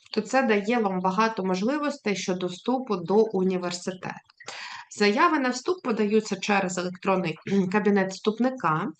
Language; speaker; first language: Ukrainian; native; Ukrainian